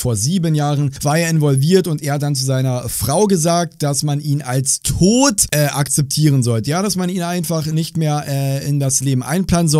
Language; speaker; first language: German; native; German